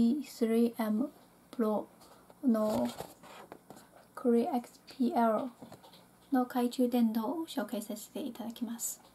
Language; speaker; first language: Japanese; non-native, fluent; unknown